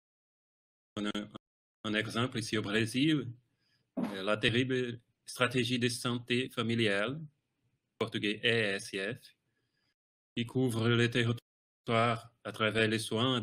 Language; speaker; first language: French; non-native, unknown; Portuguese